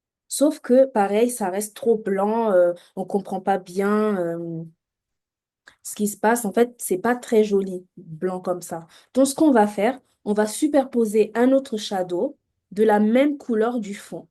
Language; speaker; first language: French; native; French